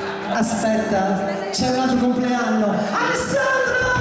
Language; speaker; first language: Italian; native; Italian